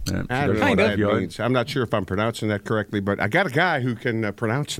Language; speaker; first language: English; native; English